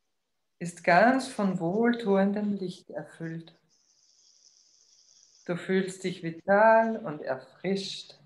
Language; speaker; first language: German; native; German